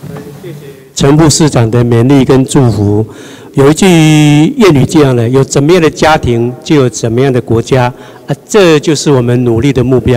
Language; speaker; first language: Chinese; native; Chinese